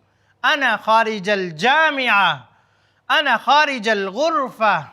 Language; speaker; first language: Arabic; non-native, fluent; Urdu